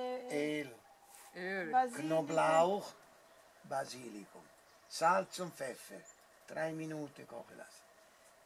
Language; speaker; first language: German; non-native, learner; Italian